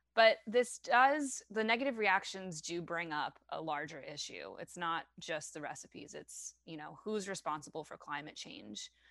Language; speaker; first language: English; non-native, fluent; French